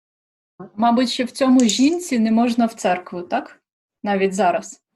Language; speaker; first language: Ukrainian; native; Ukrainian